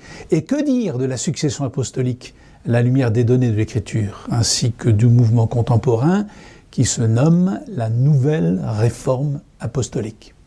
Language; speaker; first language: French; native; French